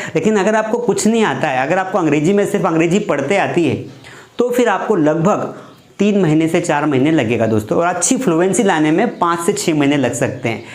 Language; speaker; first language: Hindi; native; Hindi